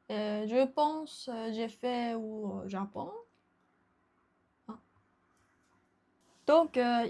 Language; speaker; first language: French; non-native, learner; Japanese